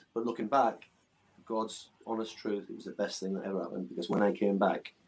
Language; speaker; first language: English; native; English